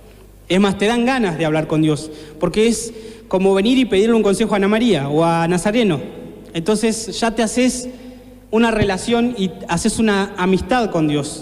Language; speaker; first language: Spanish; native; Spanish